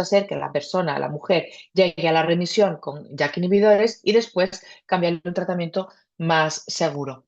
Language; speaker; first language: Spanish; native; Spanish